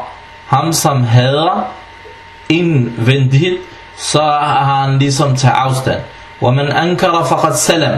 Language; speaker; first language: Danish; early bilingual, other home language; Arabic